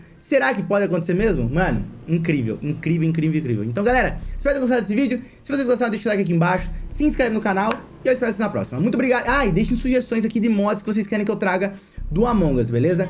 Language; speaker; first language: Portuguese; native; Portuguese